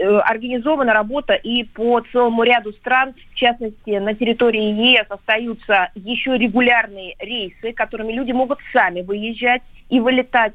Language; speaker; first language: Russian; native; Russian